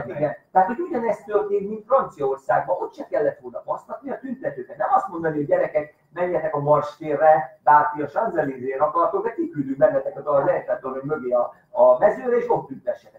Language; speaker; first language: Hungarian; native; Hungarian